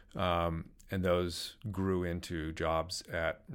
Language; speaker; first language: English; native; English